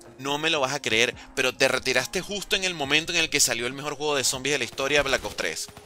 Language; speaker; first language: Spanish; native; Spanish